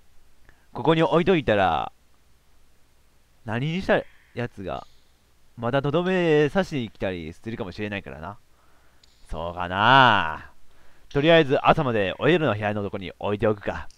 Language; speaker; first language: Japanese; native; Japanese